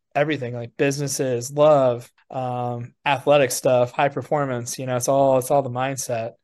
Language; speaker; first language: English; native; English